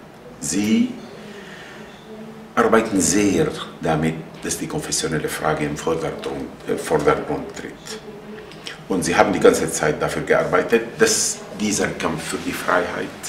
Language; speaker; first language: German; non-native, fluent; Arabic